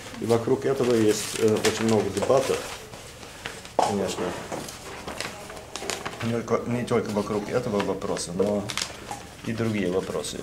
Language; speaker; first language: Russian; non-native, fluent; Norwegian